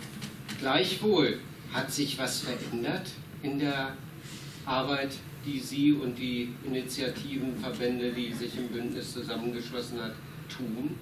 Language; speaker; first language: German; native; German